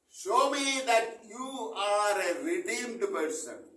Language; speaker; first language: English; non-native, local second language; Malayalam